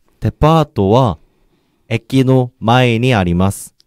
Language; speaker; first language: Japanese; non-native, learner; Korean